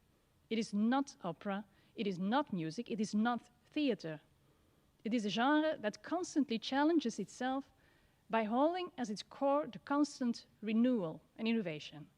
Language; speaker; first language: English; non-native, fluent; Dutch